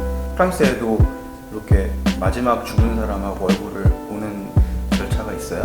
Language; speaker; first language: Korean; native; Korean